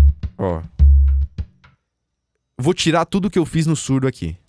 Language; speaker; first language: Portuguese; native; Portuguese